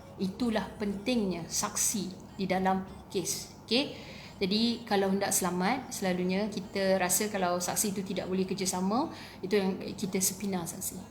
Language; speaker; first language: Malay; native; Malay